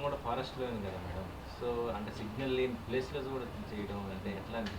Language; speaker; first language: Telugu; native; Telugu